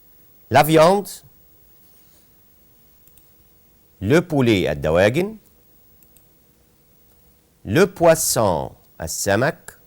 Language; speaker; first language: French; non-native, fluent; Arabic